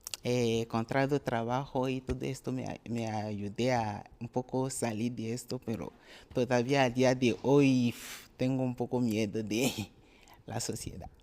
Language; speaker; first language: Spanish; non-native, learner; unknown